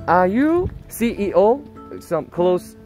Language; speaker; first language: English; non-native, learner; Korean